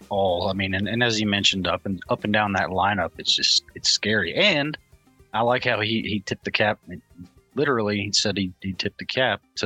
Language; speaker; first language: English; native; English